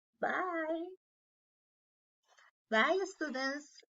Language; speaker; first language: English; non-native, learner; Spanish